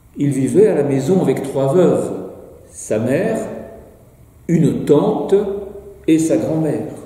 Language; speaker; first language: French; native; French